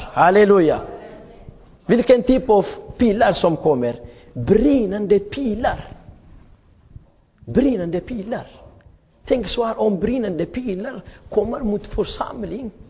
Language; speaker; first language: Swedish; non-native, fluent; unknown